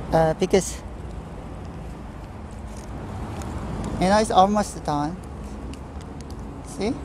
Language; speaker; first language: English; non-native, fluent; Korean